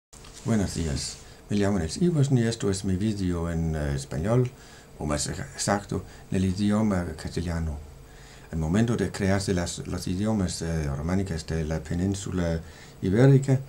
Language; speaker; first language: Spanish; non-native, fluent; Danish